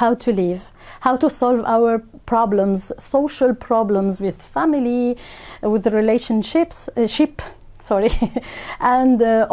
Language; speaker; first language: English; non-native, fluent; Arabic